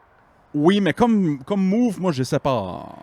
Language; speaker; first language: French; native; French